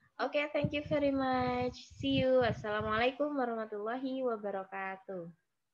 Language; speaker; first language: English; non-native, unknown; Indonesian